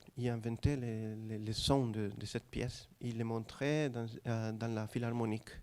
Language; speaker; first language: French; non-native, fluent; Spanish